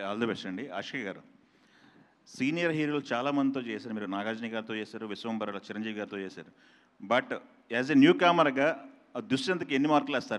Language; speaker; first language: Telugu; native; Telugu